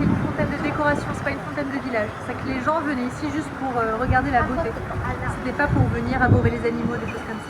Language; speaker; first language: French; native; French